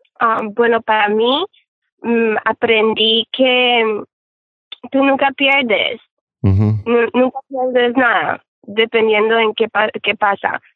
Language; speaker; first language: Spanish; early bilingual, heritage; Spanish